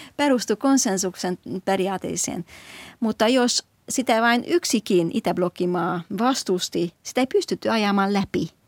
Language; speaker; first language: Finnish; non-native, fluent; Hungarian